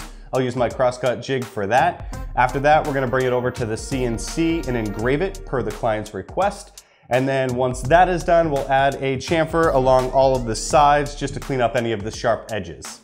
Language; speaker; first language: English; native; English